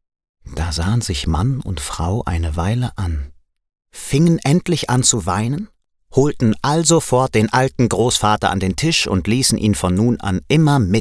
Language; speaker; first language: German; native; German